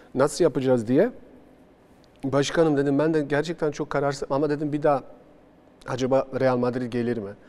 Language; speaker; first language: Turkish; non-native, fluent; Bosnian